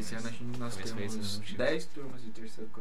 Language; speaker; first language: Portuguese; native; Portuguese